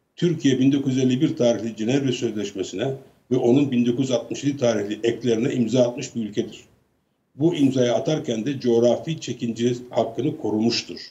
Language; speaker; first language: Turkish; native; Turkish